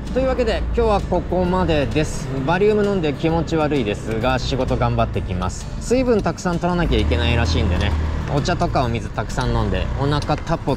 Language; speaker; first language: Japanese; native; Japanese